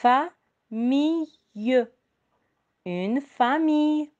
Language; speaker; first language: French; non-native, local second language; Arabic